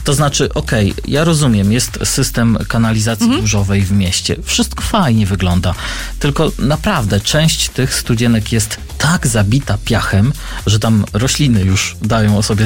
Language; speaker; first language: Polish; native; Polish